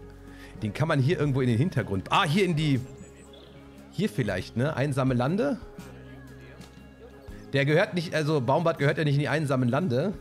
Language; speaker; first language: German; native; German